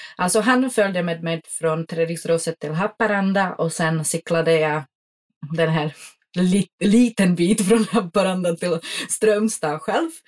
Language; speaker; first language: Swedish; non-native, fluent; Czech